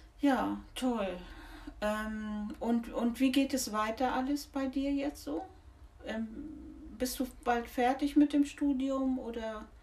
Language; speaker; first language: German; native; German